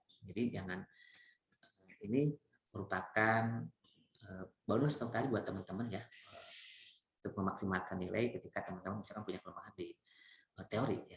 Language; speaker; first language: Indonesian; native; Indonesian